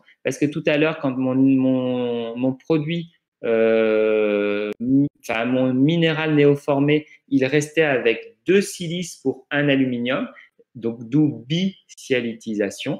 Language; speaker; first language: French; native; French